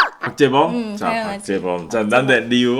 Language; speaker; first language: Korean; native; Korean